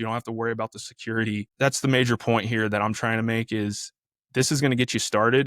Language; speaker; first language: English; native; English